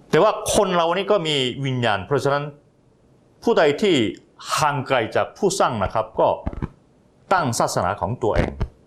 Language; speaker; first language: Thai; non-native, fluent; Korean